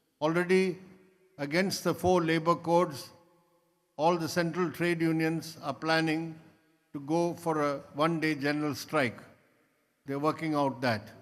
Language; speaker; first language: English; non-native, local second language; Malayalam